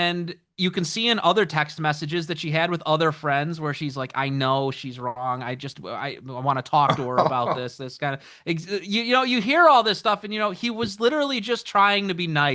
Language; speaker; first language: English; native; English